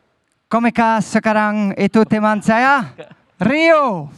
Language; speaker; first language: Indonesian; non-native, learner; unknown